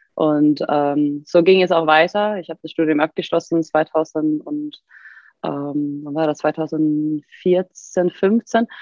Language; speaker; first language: German; non-native, fluent; Swedish